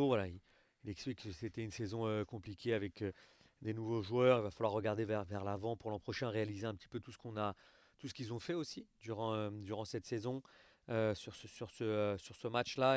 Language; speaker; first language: French; native; French